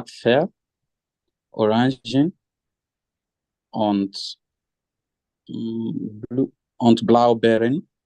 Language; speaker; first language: German; non-native, learner; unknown